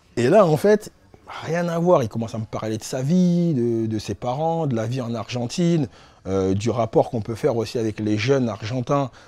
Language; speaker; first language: French; native; French